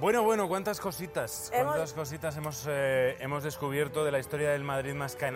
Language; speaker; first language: Spanish; native; Spanish